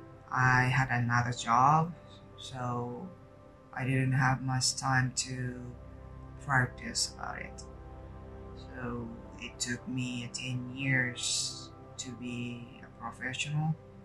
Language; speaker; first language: English; non-native, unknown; Japanese